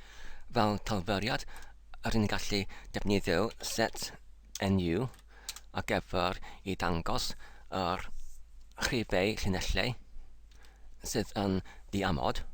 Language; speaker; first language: Welsh; non-native, learner; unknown